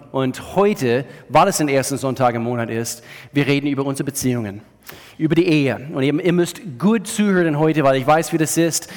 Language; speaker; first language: German; non-native, fluent; English